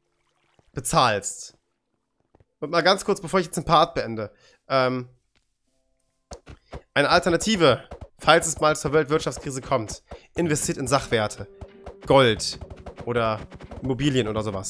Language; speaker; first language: German; native; German